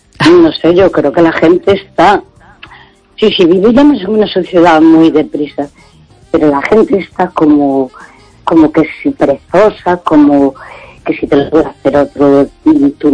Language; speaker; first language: Spanish; native; Spanish